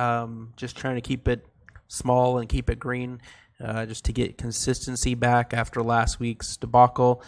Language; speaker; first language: English; native; English